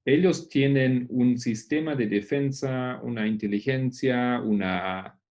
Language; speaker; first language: Spanish; non-native, fluent; Portuguese